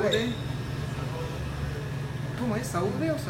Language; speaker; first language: Portuguese; non-native, learner; Spanish